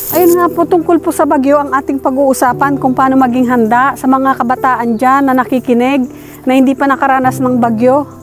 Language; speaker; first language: Filipino; non-native, local second language; Bikol